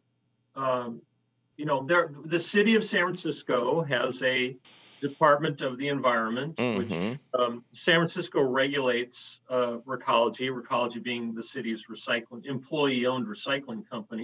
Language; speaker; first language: English; native; English